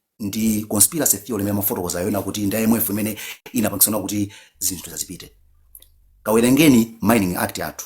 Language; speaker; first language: Nyanja; native; Nyanja